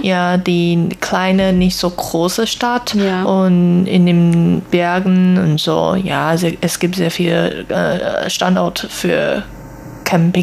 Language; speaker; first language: German; non-native, learner; Chinese